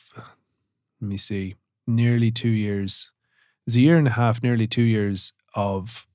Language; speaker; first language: English; native; English